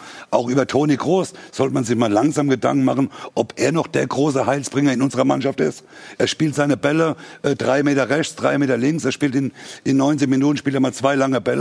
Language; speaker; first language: German; native; German